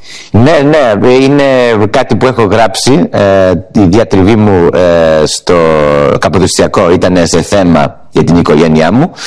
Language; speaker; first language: Greek; early bilingual, heritage; English